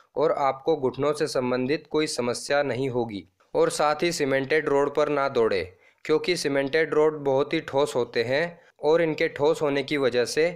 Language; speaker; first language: Hindi; non-native, local second language; Marathi